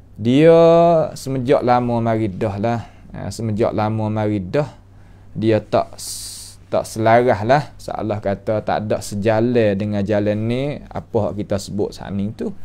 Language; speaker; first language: Malay; native; Malay